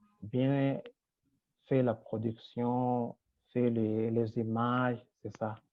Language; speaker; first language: French; non-native, local second language; Rundi